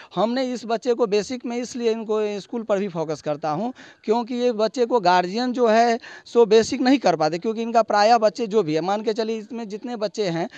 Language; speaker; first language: Hindi; non-native, local second language; Maithili